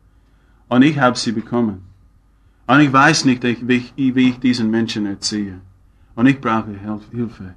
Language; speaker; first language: German; non-native, fluent; English